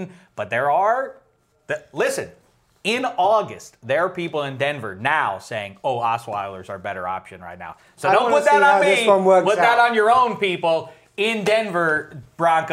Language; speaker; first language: English; native; English